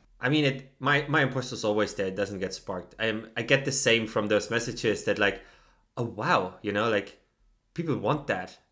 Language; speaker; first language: English; non-native, fluent; German